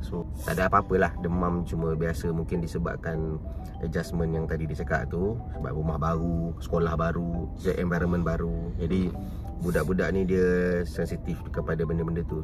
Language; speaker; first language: Malay; native; Malay